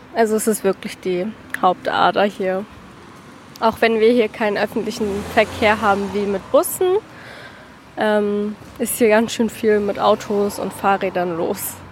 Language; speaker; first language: German; native; German